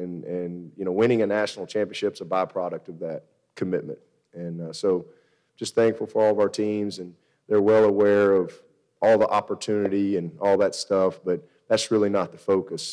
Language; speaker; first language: English; native; English